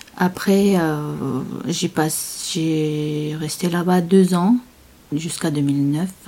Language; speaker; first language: French; non-native, learner; Chechen